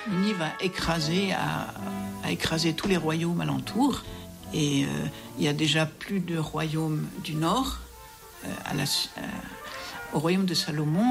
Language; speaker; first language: French; native; French